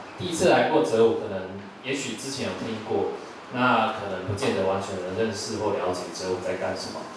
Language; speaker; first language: Chinese; native; Chinese